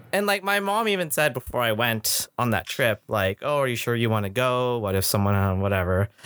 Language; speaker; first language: English; early bilingual, other home language; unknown